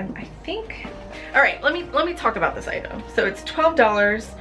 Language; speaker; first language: English; native; English